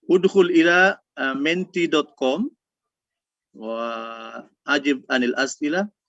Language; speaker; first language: Arabic; non-native, fluent; Indonesian